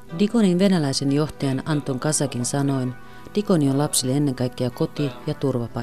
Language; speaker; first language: Finnish; native; Finnish